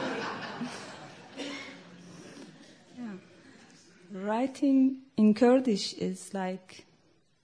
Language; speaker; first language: English; non-native, fluent; Turkish